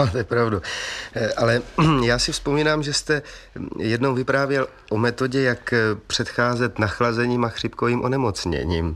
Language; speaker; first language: Czech; native; Czech